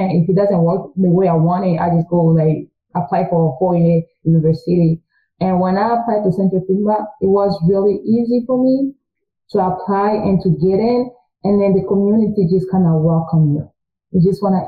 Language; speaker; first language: English; early bilingual, other home language; French